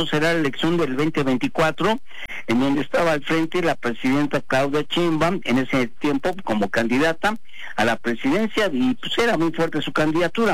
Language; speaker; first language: Spanish; native; Spanish